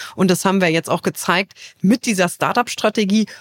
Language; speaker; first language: German; native; German